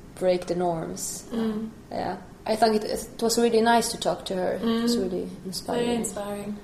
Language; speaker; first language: English; non-native, fluent; Spanish